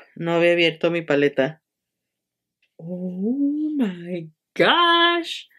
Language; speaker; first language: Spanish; early bilingual, heritage; Spanish